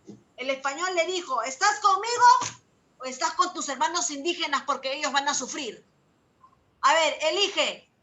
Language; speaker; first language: Spanish; native; Spanish